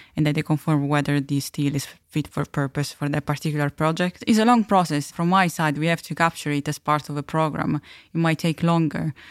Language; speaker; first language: English; non-native, fluent; Italian